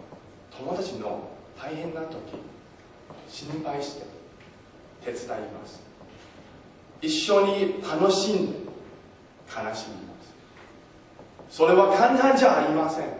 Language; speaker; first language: Japanese; non-native, learner; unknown